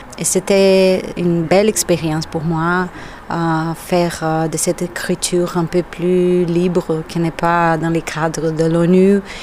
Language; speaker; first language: French; non-native, learner; Portuguese